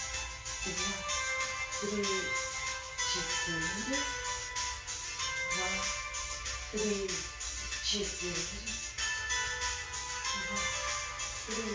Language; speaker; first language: Italian; non-native, learner; Russian